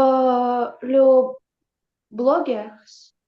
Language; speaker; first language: French; non-native, learner; Ukrainian